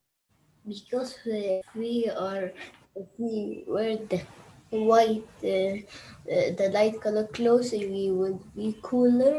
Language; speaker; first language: English; non-native, learner; Arabic